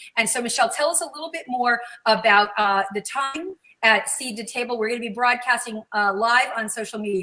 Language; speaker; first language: English; native; English